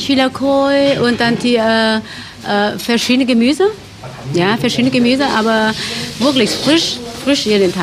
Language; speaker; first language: German; non-native, learner; Vietnamese